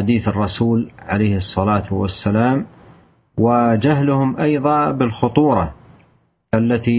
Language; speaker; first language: Arabic; native; Arabic